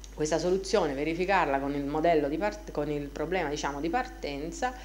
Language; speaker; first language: Italian; native; Italian